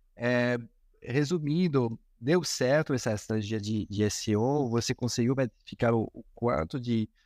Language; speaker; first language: Portuguese; non-native, fluent; Spanish